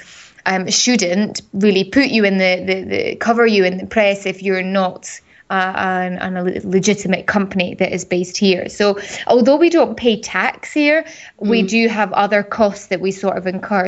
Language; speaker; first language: English; native; English